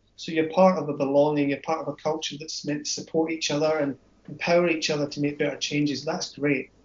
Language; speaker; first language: English; native; English